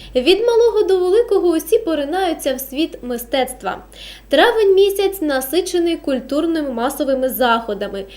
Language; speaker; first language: Ukrainian; native; Ukrainian